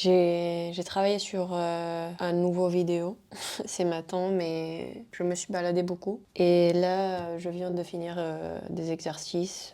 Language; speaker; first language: French; non-native, fluent; Spanish